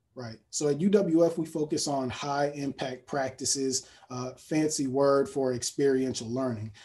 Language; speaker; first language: English; native; English